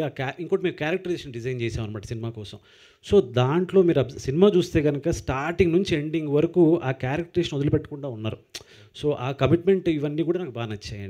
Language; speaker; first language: Telugu; native; Telugu